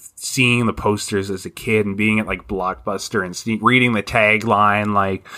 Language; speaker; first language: English; native; English